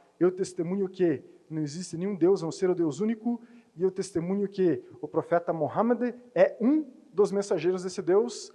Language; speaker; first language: Portuguese; native; Portuguese